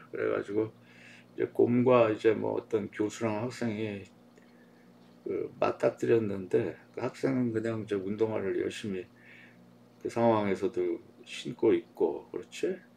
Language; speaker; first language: Korean; native; Korean